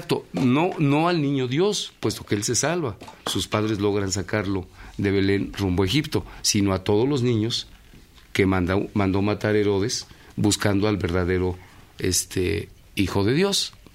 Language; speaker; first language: Spanish; native; Spanish